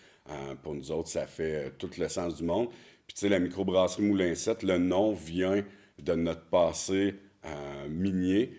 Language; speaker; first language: French; native; French